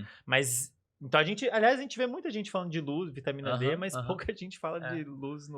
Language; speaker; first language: Portuguese; native; Portuguese